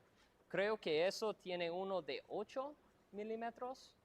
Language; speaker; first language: Spanish; non-native, fluent; English